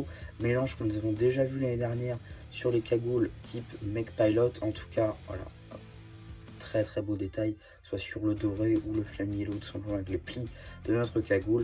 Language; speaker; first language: French; native; French